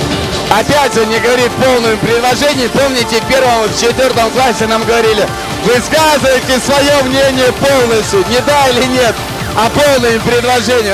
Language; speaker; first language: Russian; native; Russian